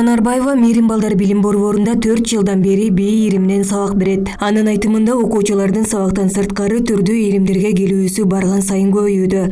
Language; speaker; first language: Kyrgyz; native; Kyrgyz